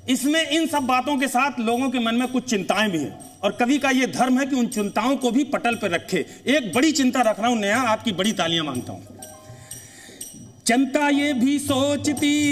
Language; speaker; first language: Hindi; native; Hindi